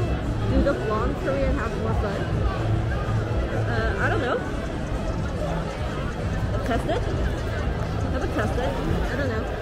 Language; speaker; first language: English; non-native, fluent; Korean